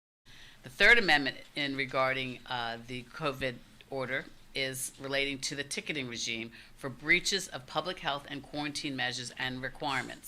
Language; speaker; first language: English; native; English